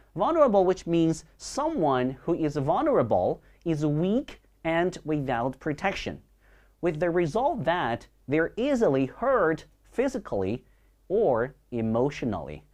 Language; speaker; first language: English; non-native, fluent; Chinese